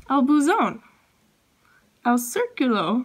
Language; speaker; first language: Spanish; non-native, learner; English